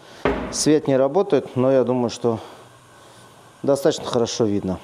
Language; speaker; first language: Russian; native; Russian